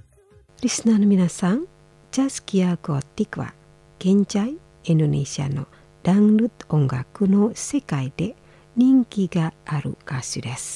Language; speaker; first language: Japanese; non-native, fluent; Indonesian